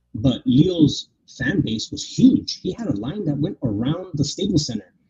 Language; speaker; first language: English; native; English